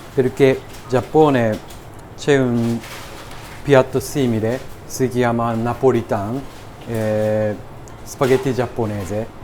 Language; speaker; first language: Italian; non-native, learner; Japanese